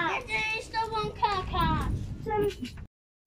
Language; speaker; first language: Polish; early bilingual, heritage; Polish